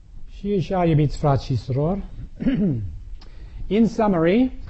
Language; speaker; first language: Romanian; non-native, learner; English